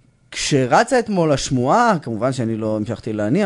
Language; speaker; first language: Hebrew; native; Hebrew